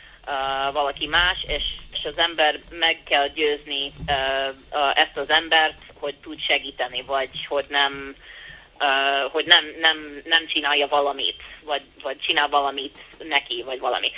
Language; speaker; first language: Hungarian; early bilingual, heritage; Hungarian